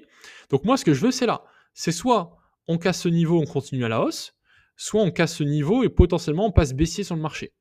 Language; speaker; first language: French; native; French